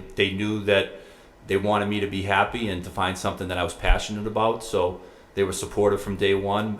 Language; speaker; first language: English; native; English